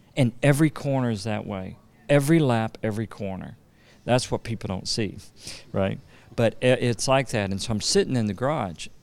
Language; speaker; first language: English; native; English